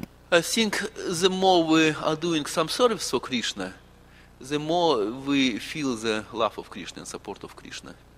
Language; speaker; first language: English; non-native, fluent; Russian